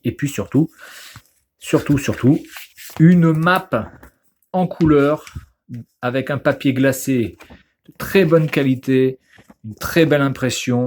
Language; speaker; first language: French; native; French